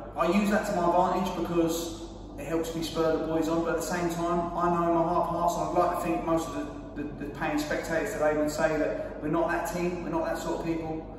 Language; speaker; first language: English; native; English